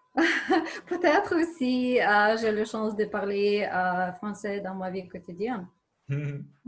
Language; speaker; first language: French; non-native, learner; Ukrainian